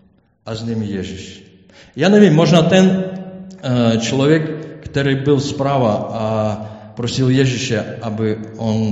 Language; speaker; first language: Czech; non-native, learner; Ukrainian